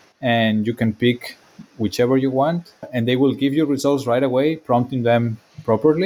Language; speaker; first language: English; non-native, fluent; Spanish